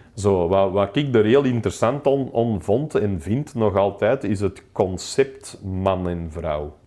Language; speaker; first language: Dutch; non-native, local second language; English